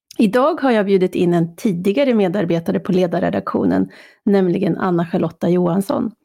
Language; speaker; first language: Swedish; native; Swedish